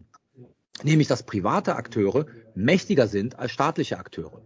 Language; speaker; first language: German; native; German